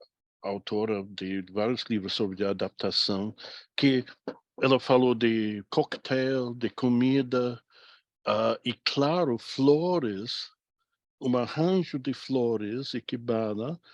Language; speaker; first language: Portuguese; non-native, fluent; English